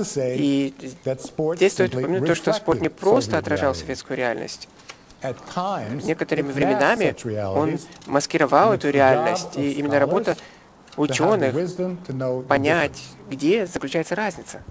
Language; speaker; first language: Russian; native; Russian